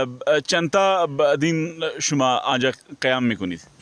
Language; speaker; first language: Persian; non-native, learner; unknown